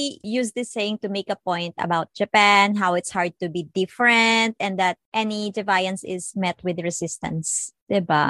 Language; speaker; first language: English; non-native, local second language; Filipino